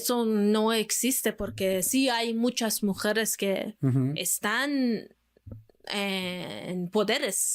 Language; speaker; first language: Spanish; non-native, fluent; Persian